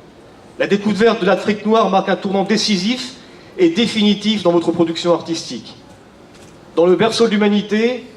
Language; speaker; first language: French; native; French